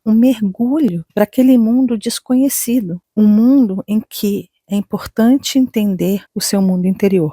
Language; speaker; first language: Portuguese; native; Portuguese